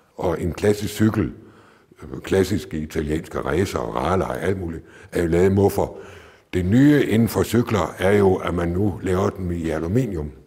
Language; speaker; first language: Danish; native; Danish